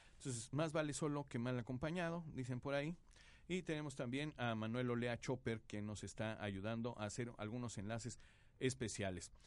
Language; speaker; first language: Spanish; native; Spanish